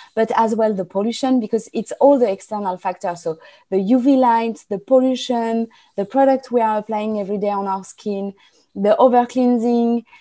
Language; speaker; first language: English; non-native, fluent; French